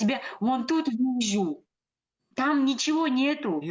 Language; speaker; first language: Russian; non-native, learner; Uzbek